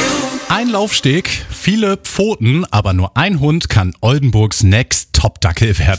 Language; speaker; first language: German; native; German